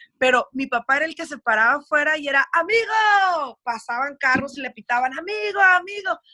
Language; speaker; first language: Spanish; early bilingual, heritage; Spanish